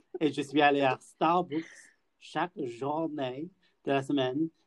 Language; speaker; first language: French; non-native, learner; English